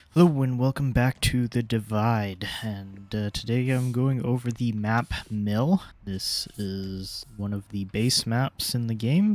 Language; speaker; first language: English; native; English